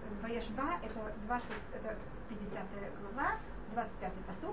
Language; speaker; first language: Russian; non-native, fluent; Hebrew